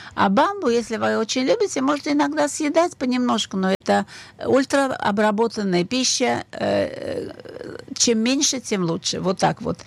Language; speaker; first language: Russian; native; Russian